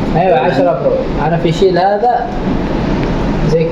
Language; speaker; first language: Arabic; non-native, learner; Bangla